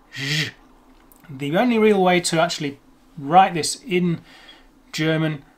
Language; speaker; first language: English; native; English